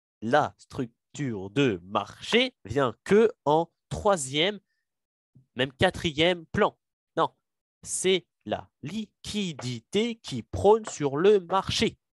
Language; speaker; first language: French; native; French